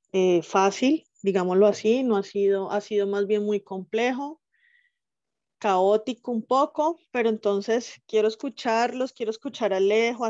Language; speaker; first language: Spanish; native; Spanish